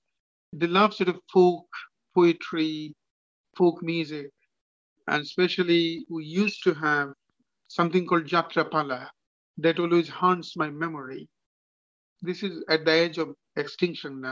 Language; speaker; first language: English; non-native, local second language; Bangla